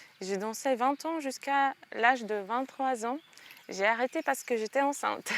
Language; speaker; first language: French; non-native, fluent; Ukrainian